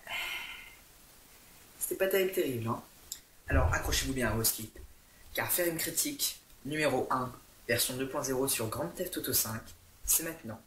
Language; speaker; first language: French; native; French